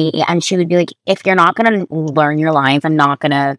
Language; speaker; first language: English; native; English